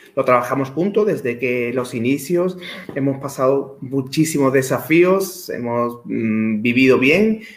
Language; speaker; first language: Spanish; native; Spanish